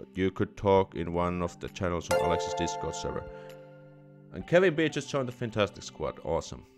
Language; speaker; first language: English; non-native, fluent; Finnish